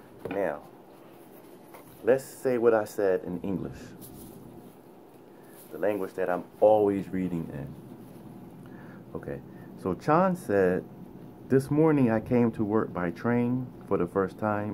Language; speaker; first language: English; native; English